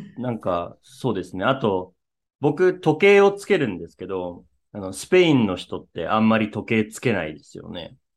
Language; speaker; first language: Japanese; native; Japanese